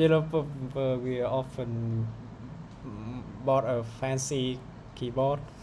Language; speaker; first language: English; non-native, learner; Vietnamese